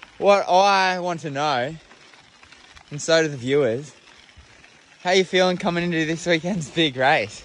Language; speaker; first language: English; native; English